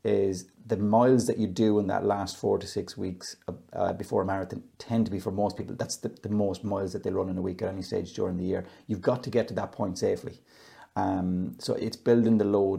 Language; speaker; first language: English; native; English